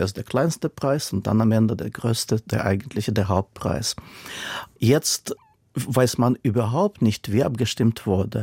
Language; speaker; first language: German; non-native, fluent; Russian